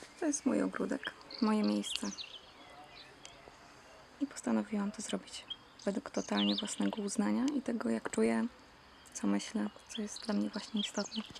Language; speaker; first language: Polish; native; Polish